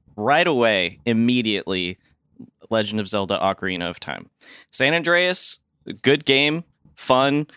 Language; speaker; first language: English; native; English